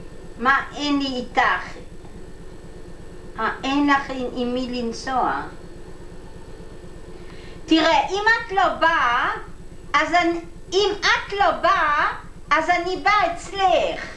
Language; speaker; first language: Hebrew; non-native, learner; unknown